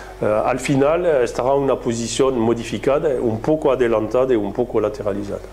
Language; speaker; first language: Spanish; non-native, fluent; French